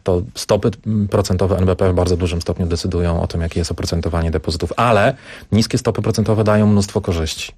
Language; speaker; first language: Polish; native; Polish